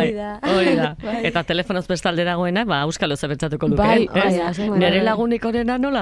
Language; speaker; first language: Basque; native; Basque